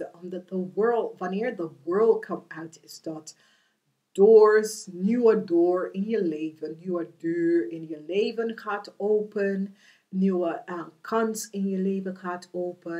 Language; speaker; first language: Dutch; non-native, fluent; English